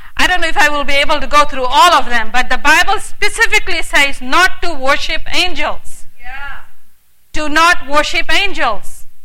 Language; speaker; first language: English; early bilingual, heritage; English